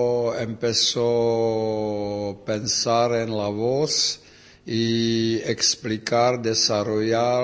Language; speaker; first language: Spanish; non-native, learner; Czech